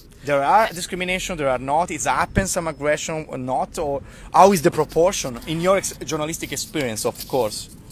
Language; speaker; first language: English; non-native, fluent; Italian